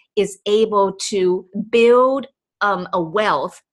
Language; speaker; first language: English; non-native, fluent; Chinese